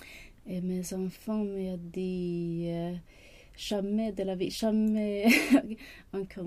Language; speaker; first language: French; non-native, learner; Swedish